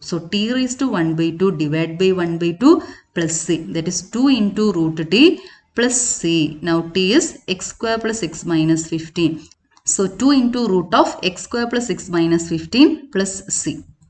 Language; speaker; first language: English; non-native, local second language; Malayalam